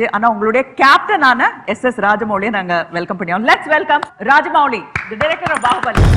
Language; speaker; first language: Tamil; native; Tamil